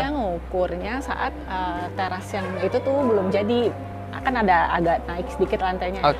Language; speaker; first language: Indonesian; native; Indonesian